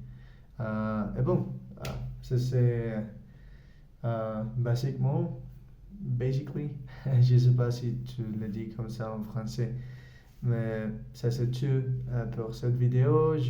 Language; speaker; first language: French; non-native, learner; Spanish